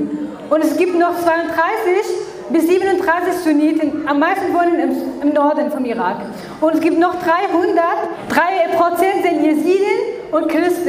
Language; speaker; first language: German; non-native, learner; Kurdish